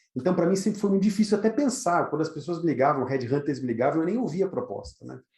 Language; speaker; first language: Portuguese; native; Portuguese